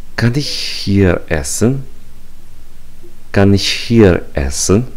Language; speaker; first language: German; non-native, learner; Romanian